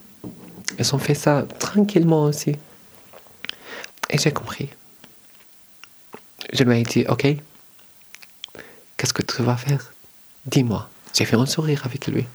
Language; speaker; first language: French; non-native, learner; Arabic